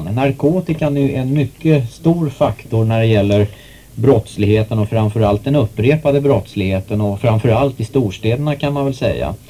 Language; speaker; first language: Swedish; native; Swedish